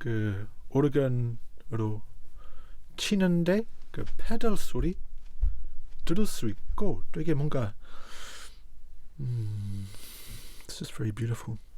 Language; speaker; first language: Korean; non-native, fluent; English